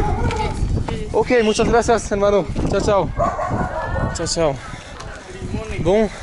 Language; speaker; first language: Spanish; non-native, learner; French